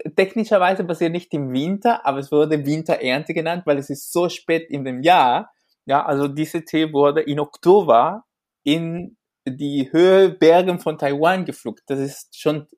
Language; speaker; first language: German; non-native, fluent; Spanish